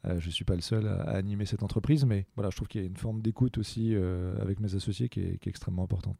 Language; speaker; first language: French; native; French